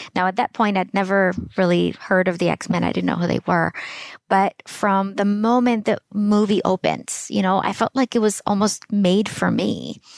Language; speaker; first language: English; early bilingual, other home language; Russian